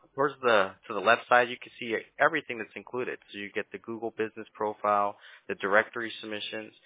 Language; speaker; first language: English; early bilingual, other home language; Spanish